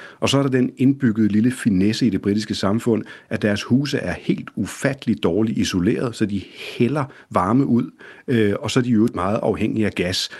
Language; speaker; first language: Danish; native; Danish